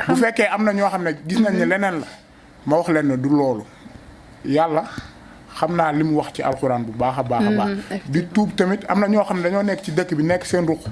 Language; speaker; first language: Wolof; native; Wolof